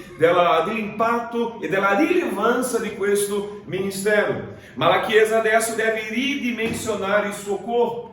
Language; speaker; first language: Italian; non-native, fluent; Portuguese